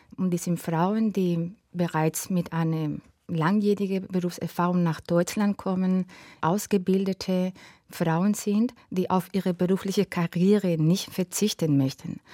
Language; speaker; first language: German; non-native, fluent; Spanish